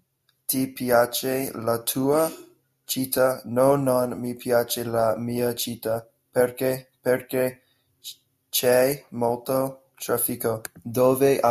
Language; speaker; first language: Italian; non-native, learner; English